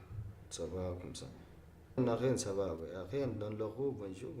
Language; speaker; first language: French; non-native, learner; Arabic